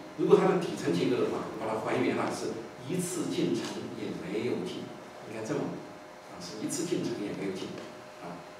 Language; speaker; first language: Chinese; native; Chinese